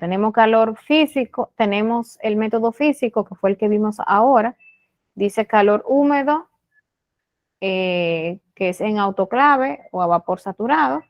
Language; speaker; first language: Spanish; native; Spanish